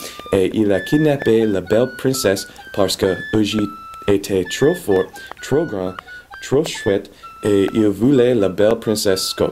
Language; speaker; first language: French; non-native, learner; English